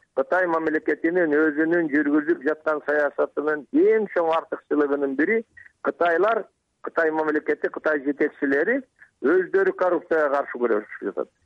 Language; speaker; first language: Kyrgyz; native; Kyrgyz